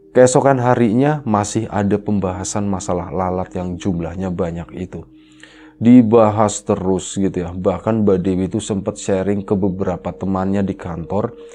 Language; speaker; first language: Indonesian; native; Indonesian